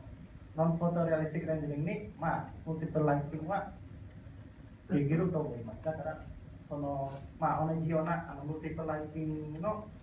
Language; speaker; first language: Japanese; non-native, learner; Indonesian